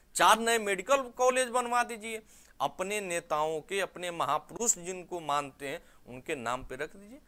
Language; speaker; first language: Hindi; native; Hindi